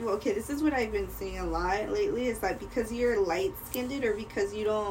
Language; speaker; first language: English; early bilingual, other home language; Spanish